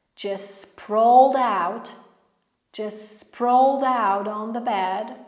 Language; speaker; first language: English; non-native, fluent; Polish